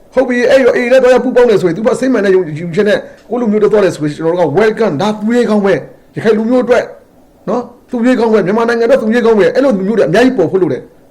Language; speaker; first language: Burmese; native; Burmese